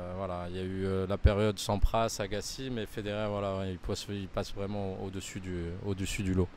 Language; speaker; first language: French; native; French